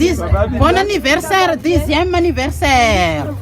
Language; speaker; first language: French; non-native, local second language; Malagasy